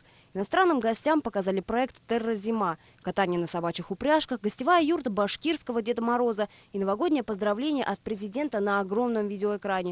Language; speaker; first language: Russian; native; Russian